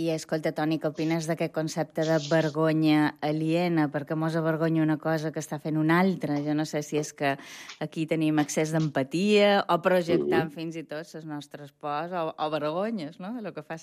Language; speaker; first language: Catalan; native; Catalan